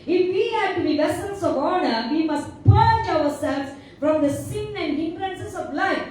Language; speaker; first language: English; non-native, local second language; Tamil